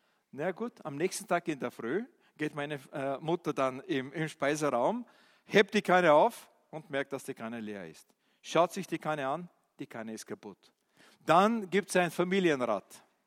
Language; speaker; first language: German; non-native, fluent; Bulgarian